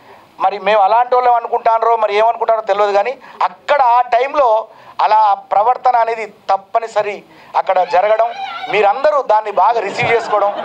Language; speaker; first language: Telugu; native; Telugu